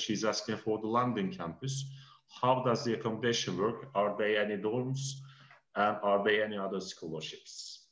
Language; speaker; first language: English; non-native, fluent; Turkish